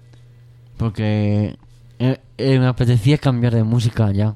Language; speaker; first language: Spanish; native; Spanish